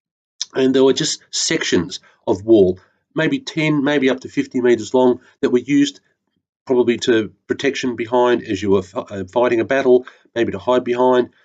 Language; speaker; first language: English; native; English